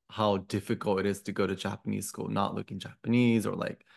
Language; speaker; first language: English; non-native, fluent; Japanese